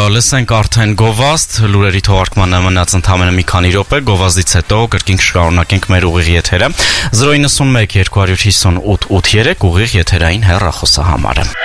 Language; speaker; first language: Armenian; native; Armenian